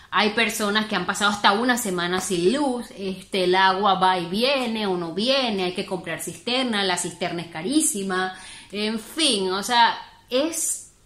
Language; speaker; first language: Spanish; native; Spanish